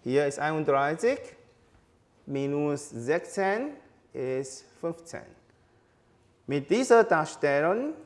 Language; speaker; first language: German; non-native, fluent; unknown